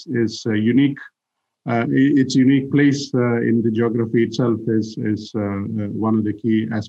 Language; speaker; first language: English; non-native, local second language; Malayalam